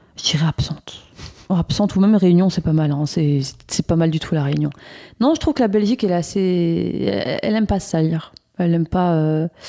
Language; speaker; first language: French; native; French